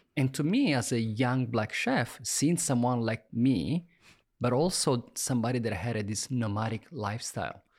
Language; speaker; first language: English; non-native, fluent; Italian